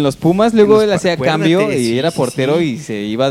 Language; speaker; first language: Spanish; native; Spanish